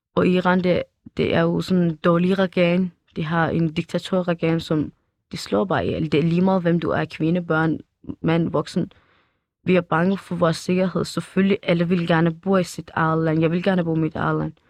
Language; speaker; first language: Danish; early bilingual, other home language; Kurdish